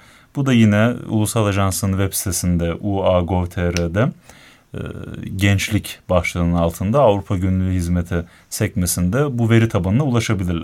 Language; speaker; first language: Turkish; native; Turkish